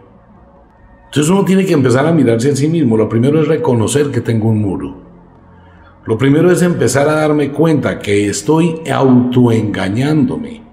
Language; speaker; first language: Spanish; native; Spanish